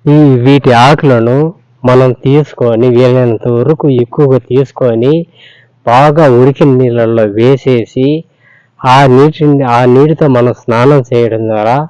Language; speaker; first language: Telugu; non-native, local second language; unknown